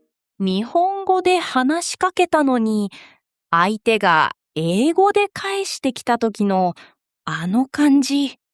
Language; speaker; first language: Japanese; non-native, fluent; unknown